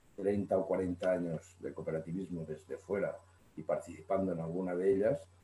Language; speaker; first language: Spanish; native; Spanish